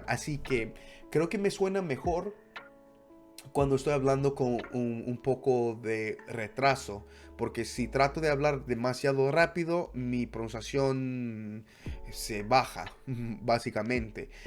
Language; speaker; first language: Spanish; non-native, fluent; English